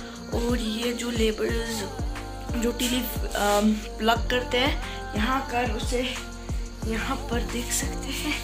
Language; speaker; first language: Hindi; non-native, local second language; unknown